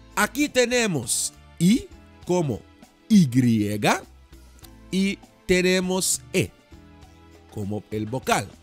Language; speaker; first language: Spanish; non-native, fluent; Dutch